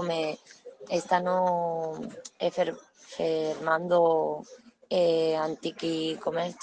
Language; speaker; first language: Italian; non-native, learner; Spanish